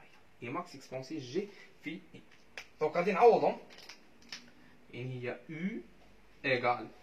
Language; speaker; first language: French; non-native, local second language; Arabic